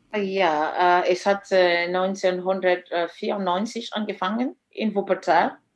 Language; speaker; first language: German; non-native, fluent; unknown